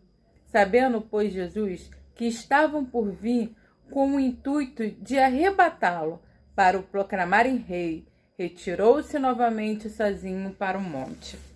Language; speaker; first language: Portuguese; native; Portuguese